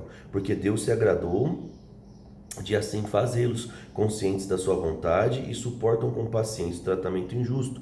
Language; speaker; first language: Portuguese; native; Portuguese